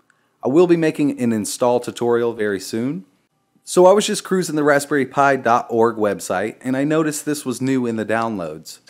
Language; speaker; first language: English; native; English